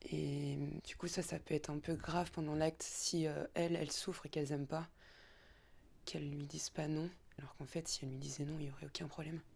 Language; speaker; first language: French; native; French